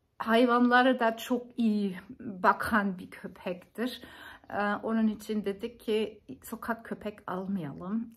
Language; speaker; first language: Turkish; non-native, learner; German